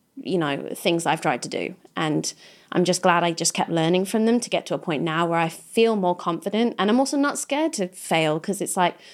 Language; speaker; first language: English; native; English